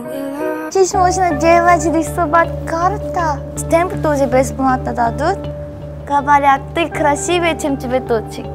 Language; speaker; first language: Russian; non-native, learner; Korean